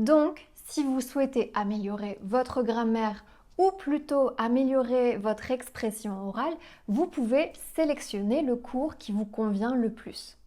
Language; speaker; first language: French; native; French